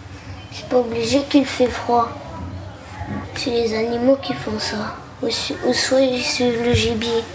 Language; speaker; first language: French; early bilingual, other home language; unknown